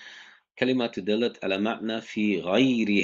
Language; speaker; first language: Arabic; non-native, fluent; English